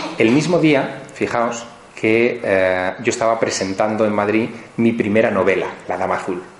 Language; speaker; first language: Spanish; native; Spanish